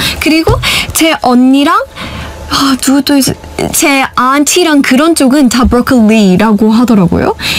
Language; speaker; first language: Korean; early bilingual, heritage; Korean